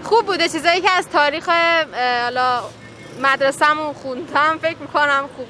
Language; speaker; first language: Persian; native; Persian